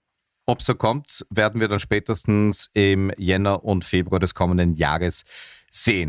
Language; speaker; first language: German; native; German